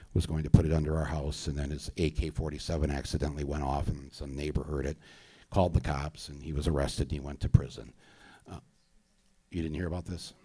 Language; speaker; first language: English; native; English